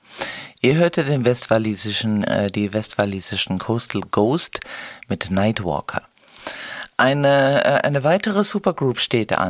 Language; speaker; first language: German; native; German